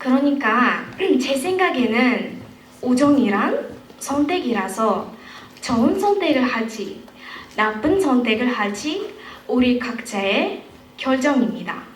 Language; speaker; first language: Korean; non-native, fluent; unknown